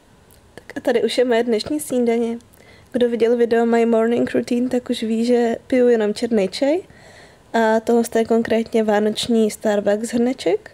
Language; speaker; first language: Czech; native; Czech